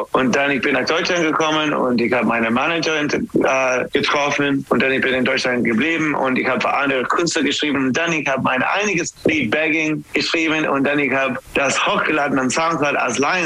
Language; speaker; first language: German; non-native, learner; English